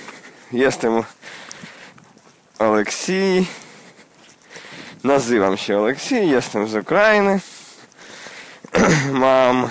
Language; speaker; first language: Polish; non-native, learner; Ukrainian